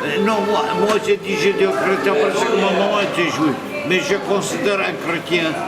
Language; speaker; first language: French; non-native, learner; Arabic